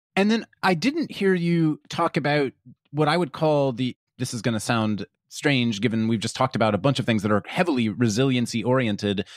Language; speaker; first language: English; native; English